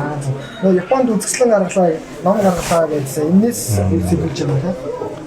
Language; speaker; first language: Mongolian; native; Mongolian